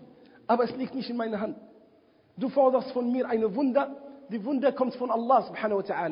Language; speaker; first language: German; non-native, fluent; Arabic